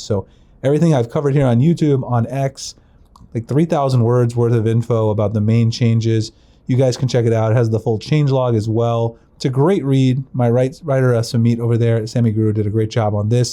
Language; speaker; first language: English; native; English